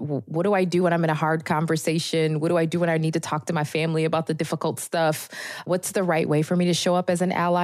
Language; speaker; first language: English; native; English